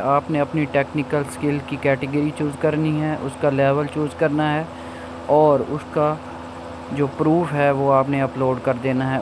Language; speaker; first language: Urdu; non-native, local second language; Punjabi